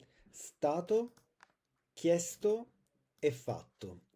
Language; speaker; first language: Italian; non-native, fluent; French